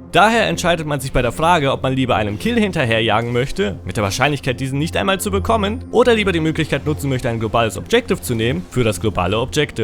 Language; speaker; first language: German; native; German